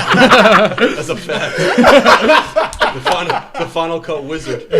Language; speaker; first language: English; native; English